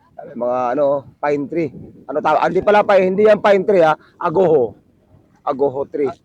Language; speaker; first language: Filipino; non-native, local second language; Cebuano